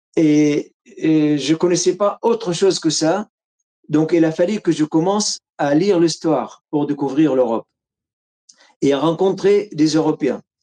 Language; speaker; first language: French; non-native, fluent; Arabic